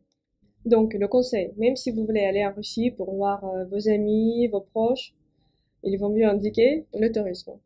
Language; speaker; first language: French; non-native, fluent; Russian